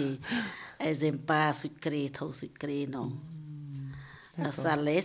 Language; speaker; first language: French; non-native, learner; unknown